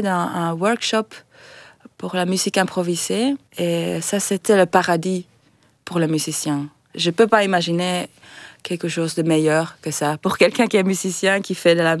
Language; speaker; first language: French; non-native, fluent; Finnish